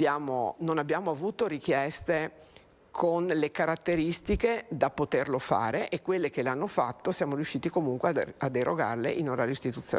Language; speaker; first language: Italian; native; Italian